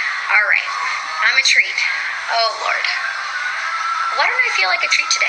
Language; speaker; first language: English; early bilingual, other home language; Spanish